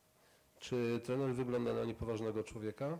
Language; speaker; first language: Polish; native; Polish